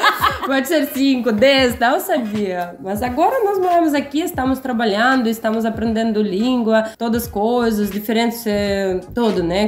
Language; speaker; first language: Portuguese; non-native, learner; Russian